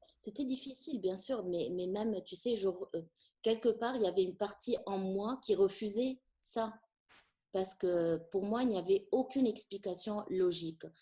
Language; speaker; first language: French; non-native, local second language; Arabic